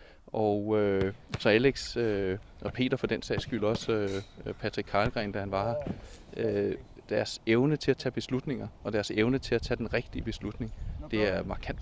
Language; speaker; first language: Danish; native; Danish